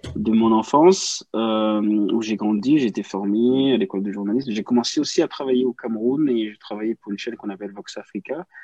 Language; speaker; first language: French; non-native, local second language; Kinyarwanda